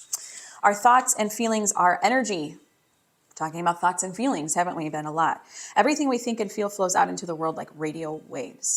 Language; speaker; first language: English; native; English